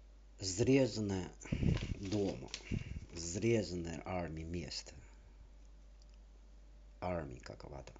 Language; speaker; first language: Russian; non-native, learner; Chinese